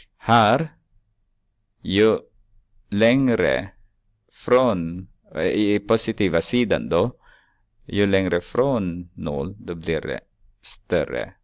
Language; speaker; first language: Swedish; non-native, fluent; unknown